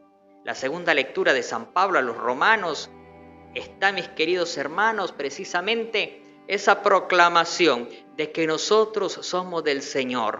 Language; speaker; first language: Spanish; native; Spanish